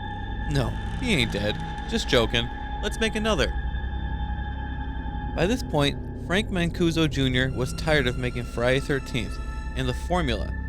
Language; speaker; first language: English; native; English